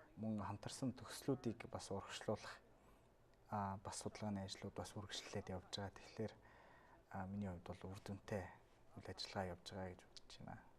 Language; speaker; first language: Mongolian; native; Mongolian